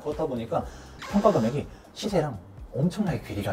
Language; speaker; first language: Korean; native; Korean